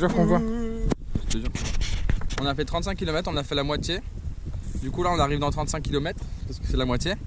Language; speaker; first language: French; native; French